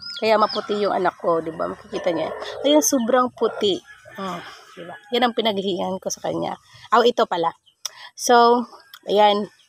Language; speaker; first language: Filipino; non-native, local second language; Waray